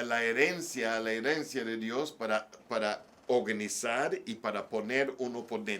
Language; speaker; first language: Spanish; non-native, learner; English